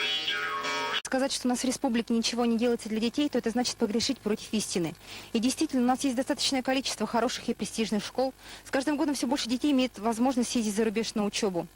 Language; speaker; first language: Russian; native; Russian